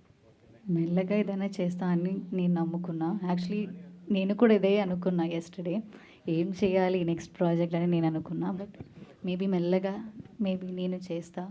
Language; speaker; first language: Telugu; non-native, learner; Malayalam